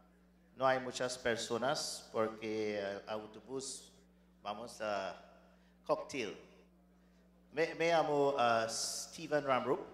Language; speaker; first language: Spanish; non-native, learner; English